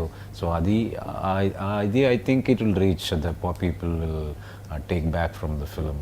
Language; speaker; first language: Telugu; non-native, learner; Tamil